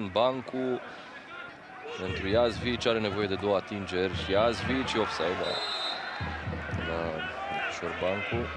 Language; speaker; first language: Romanian; native; Romanian